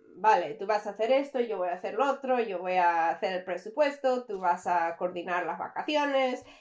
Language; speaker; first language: Spanish; early bilingual, heritage; English